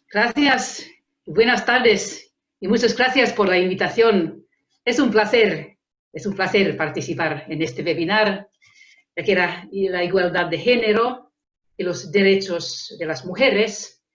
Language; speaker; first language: Spanish; non-native, fluent; Finnish